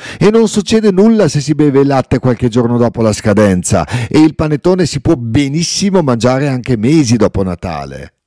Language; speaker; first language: Italian; non-native, local second language; Ladin